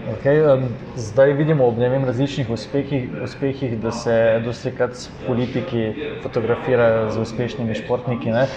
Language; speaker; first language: Slovenian; native; Slovenian